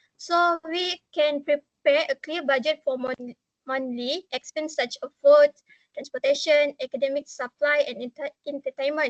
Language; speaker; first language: English; non-native, learner; Malay